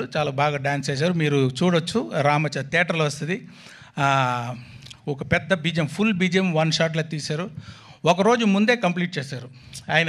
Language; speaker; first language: Telugu; non-native, local second language; Tamil